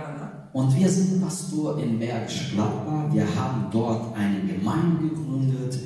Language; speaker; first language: German; non-native, learner; Portuguese